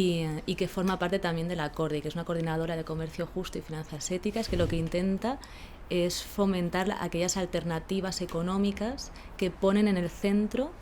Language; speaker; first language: Spanish; native; Spanish